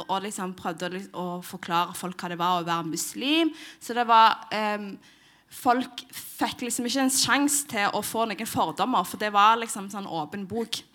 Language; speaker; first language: Norwegian; early bilingual, other home language; Somali